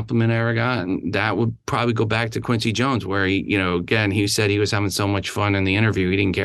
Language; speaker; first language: English; native; English